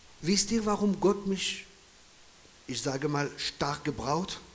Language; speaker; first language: German; non-native, fluent; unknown